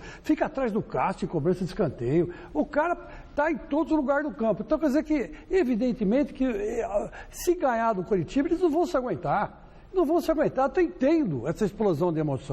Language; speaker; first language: Portuguese; native; Portuguese